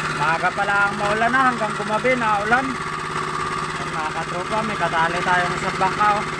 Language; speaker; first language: Filipino; native; Filipino